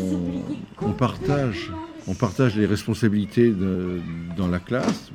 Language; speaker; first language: French; native; French